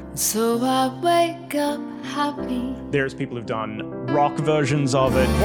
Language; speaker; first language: English; native; English